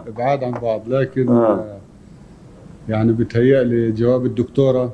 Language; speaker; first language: Arabic; native; Arabic